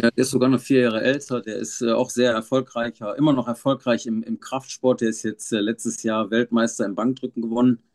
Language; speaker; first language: German; native; German